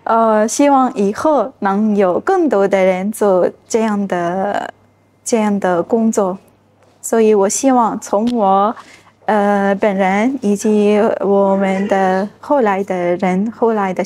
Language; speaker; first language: Chinese; non-native, fluent; Arabic